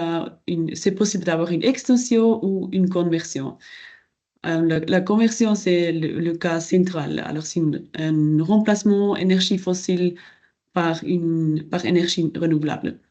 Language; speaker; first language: French; non-native, local second language; German